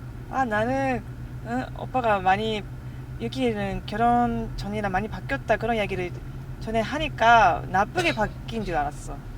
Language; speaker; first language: Korean; non-native, fluent; Japanese